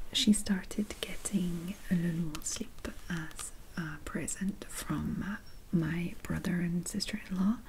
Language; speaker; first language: English; native; English